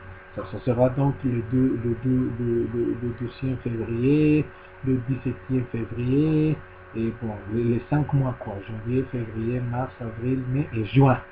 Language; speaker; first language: French; non-native, learner; Spanish